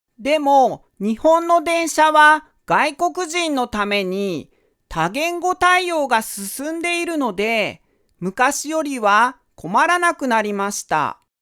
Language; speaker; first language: Japanese; native; Japanese